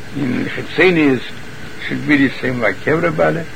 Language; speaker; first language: English; non-native, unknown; Yiddish